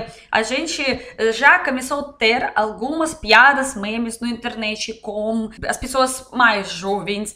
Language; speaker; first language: Portuguese; non-native, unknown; Russian